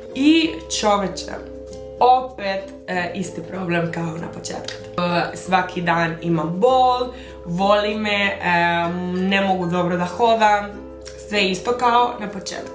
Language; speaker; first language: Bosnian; early bilingual, heritage; Spanish